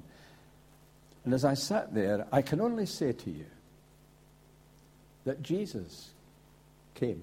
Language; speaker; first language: English; native; English